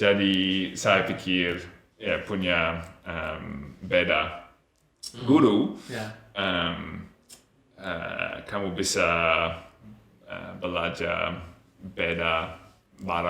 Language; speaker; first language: Indonesian; non-native, learner; English